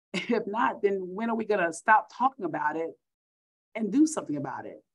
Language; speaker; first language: English; native; English